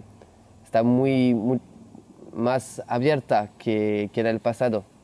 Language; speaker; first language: Spanish; non-native, learner; French